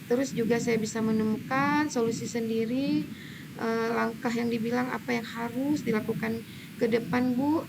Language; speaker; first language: Indonesian; native; Indonesian